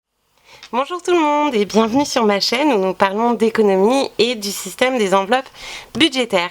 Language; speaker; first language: French; native; French